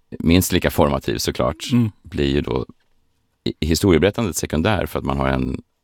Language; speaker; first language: Swedish; native; Swedish